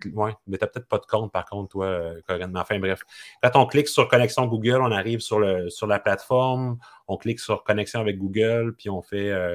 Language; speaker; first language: French; native; French